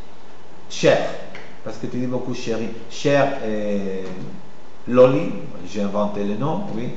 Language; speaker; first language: French; non-native, fluent; Spanish